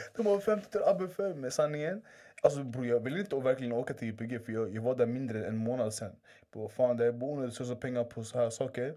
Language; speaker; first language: Swedish; early bilingual, other home language; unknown